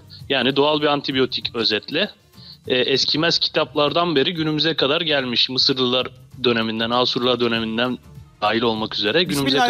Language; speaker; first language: Turkish; native; Turkish